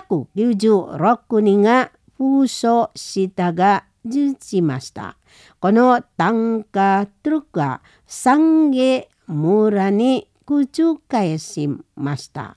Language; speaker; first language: Japanese; non-native, learner; Indonesian